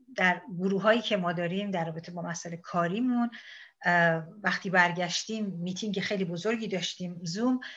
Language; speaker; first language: Persian; native; Persian